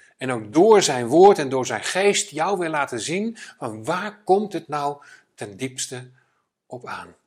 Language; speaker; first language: Dutch; native; Dutch